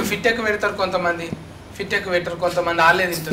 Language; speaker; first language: Telugu; native; Telugu